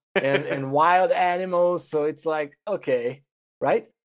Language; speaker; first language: English; non-native, fluent; Portuguese